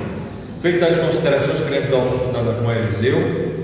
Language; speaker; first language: Portuguese; native; Portuguese